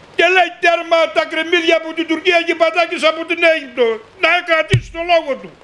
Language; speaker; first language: Greek; native; Greek